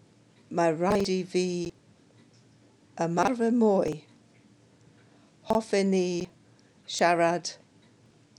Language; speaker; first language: Welsh; non-native, learner; English